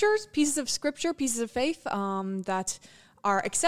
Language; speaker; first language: English; native; English